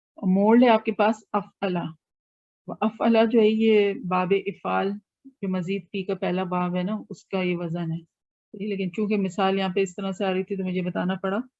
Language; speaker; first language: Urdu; native; Urdu